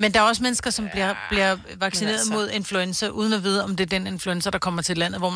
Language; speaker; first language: Danish; native; Danish